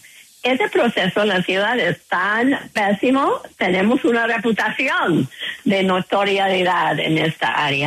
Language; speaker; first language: Spanish; non-native, fluent; English